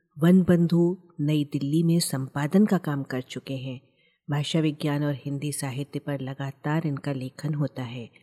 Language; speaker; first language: Hindi; native; Hindi